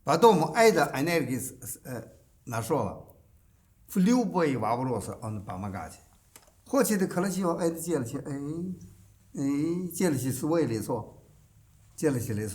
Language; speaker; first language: Russian; non-native, learner; Chinese